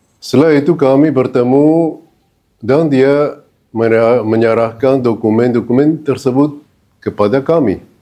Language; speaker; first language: Indonesian; non-native, fluent; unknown